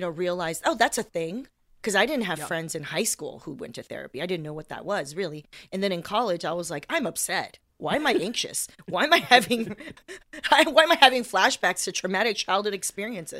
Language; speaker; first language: English; native; English